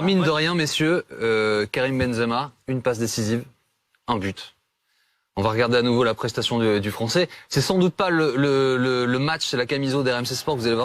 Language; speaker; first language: French; native; French